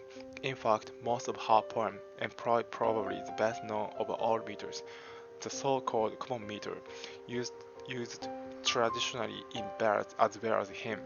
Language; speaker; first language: English; non-native, fluent; Japanese